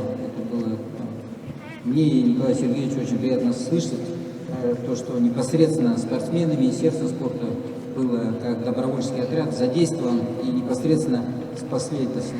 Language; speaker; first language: Russian; native; Russian